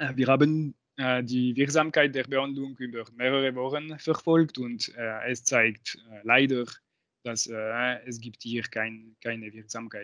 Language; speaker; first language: German; non-native, local second language; French